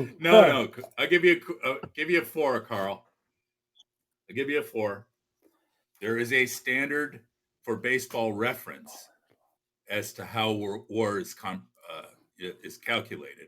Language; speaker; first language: English; native; English